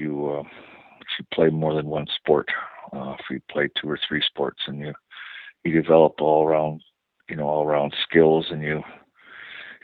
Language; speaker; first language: English; native; English